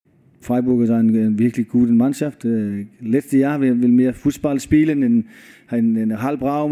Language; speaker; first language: German; non-native, fluent; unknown